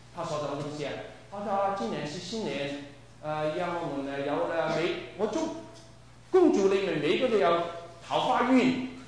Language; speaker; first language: Chinese; non-native, local second language; Cantonese